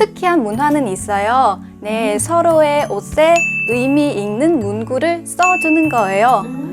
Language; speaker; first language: Korean; non-native, learner; Vietnamese